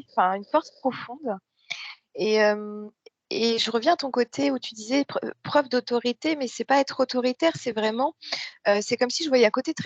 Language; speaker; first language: French; native; French